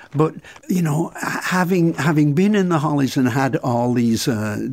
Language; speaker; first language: English; native; English